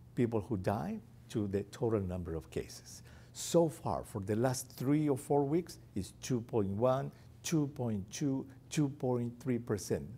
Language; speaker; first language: English; non-native, fluent; Spanish